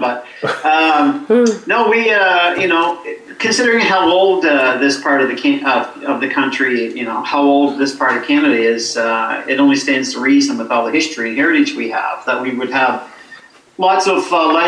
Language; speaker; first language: English; native; English